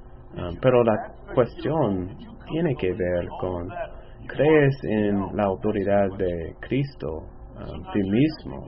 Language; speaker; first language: Spanish; non-native, fluent; English